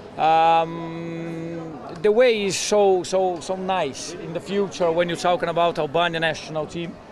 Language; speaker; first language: English; non-native, fluent; Portuguese